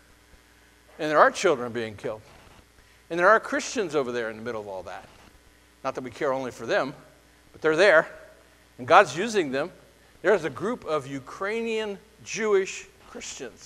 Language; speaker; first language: English; native; English